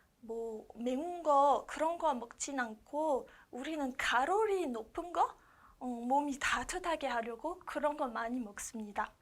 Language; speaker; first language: Korean; non-native, learner; French